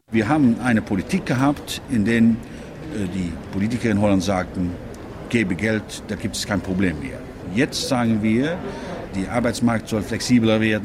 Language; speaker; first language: German; non-native, fluent; Dutch